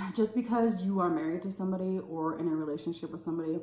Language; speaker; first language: English; native; English